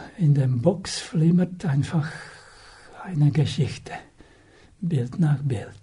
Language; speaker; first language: German; non-native, fluent; Czech